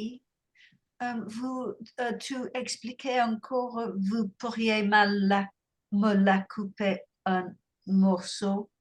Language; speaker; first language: French; non-native, learner; English